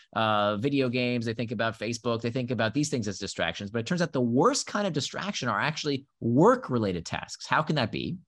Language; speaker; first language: English; early bilingual, other home language; Hebrew